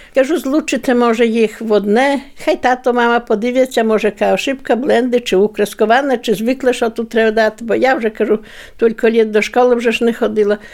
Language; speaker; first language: Ukrainian; native; Ukrainian